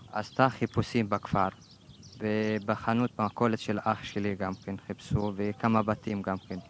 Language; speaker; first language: Hebrew; non-native, local second language; Arabic